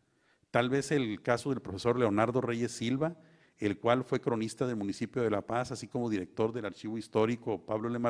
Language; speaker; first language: Spanish; native; Spanish